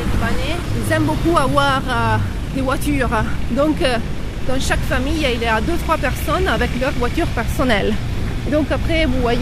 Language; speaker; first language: French; non-native, fluent; Italian